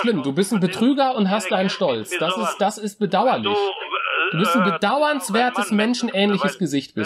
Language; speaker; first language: German; native; German